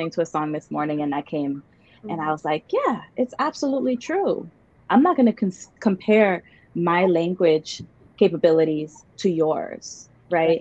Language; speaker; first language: English; native; English